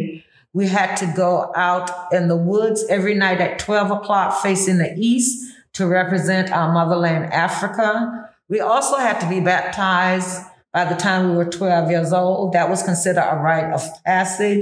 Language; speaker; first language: English; early bilingual, other home language; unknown